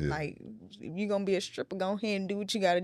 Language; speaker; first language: English; native; English